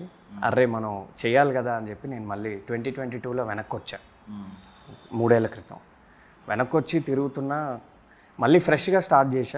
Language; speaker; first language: Telugu; native; Telugu